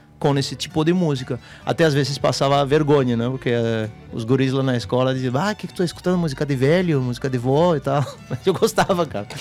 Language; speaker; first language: Portuguese; non-native, fluent; French